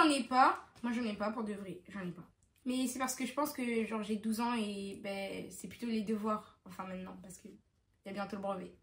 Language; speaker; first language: French; native; French